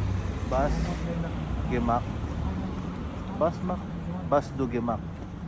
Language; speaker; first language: German; non-native, learner; Filipino